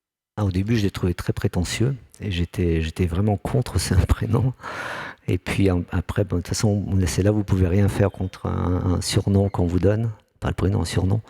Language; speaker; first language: French; native; French